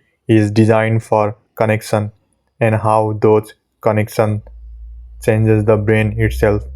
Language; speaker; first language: English; non-native, fluent; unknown